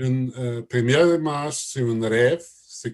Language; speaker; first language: French; non-native, learner; Russian